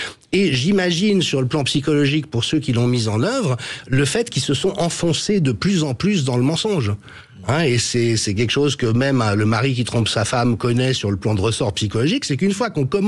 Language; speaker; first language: French; native; French